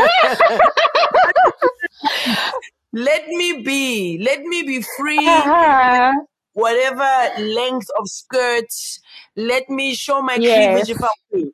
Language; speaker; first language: English; non-native, local second language; Zulu